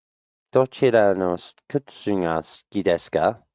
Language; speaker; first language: Japanese; non-native, learner; English